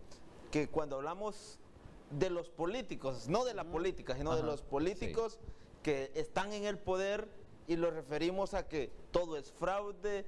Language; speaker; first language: Spanish; native; Spanish